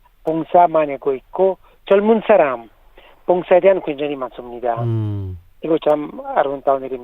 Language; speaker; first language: Korean; non-native, learner; Italian